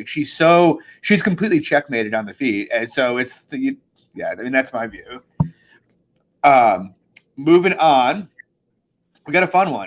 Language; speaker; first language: English; native; English